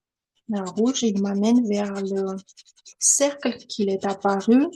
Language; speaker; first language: French; non-native, fluent; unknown